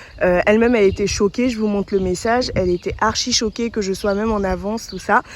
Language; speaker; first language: French; early bilingual, other home language; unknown